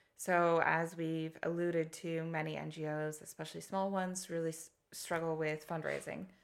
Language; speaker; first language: English; native; English